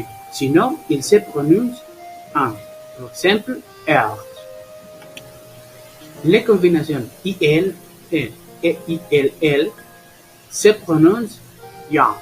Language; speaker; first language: French; non-native, learner; Spanish